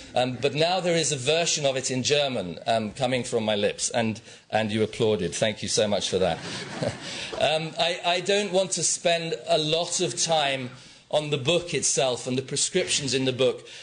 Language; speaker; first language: English; native; English